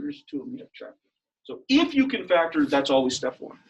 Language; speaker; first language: English; native; English